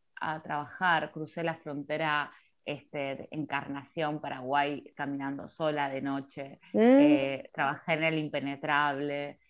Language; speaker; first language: Spanish; native; Spanish